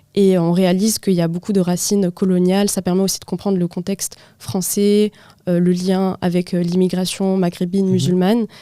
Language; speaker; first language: French; non-native, local second language; Arabic